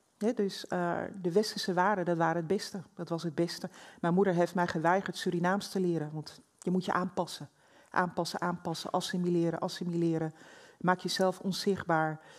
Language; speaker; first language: Dutch; native; Dutch